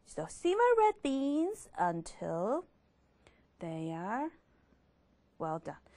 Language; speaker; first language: English; non-native, fluent; Korean